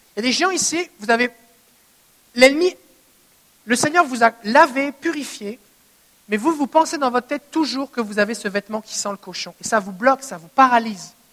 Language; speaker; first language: French; native; French